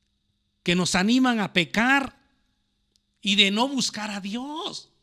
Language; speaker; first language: Spanish; native; Spanish